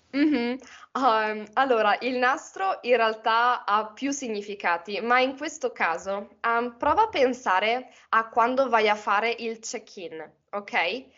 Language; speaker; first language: Italian; native; Italian